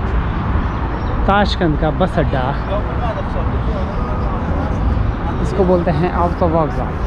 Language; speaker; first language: Hindi; native; Hindi